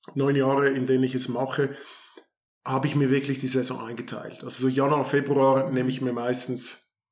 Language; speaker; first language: German; native; German